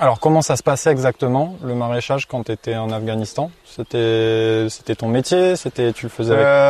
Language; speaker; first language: French; native; French